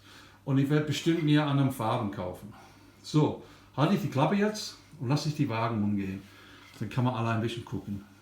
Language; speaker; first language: German; non-native, learner; English